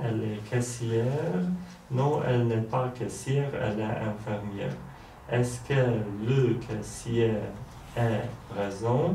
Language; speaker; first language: French; non-native, learner; Polish